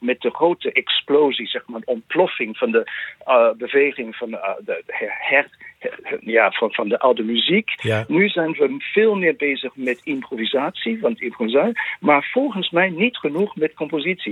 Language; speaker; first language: Dutch; non-native, fluent; English